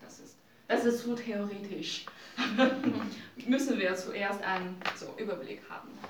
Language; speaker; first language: German; non-native, learner; Chinese